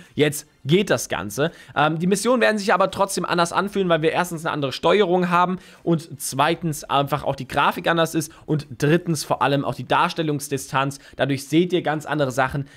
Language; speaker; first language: German; native; German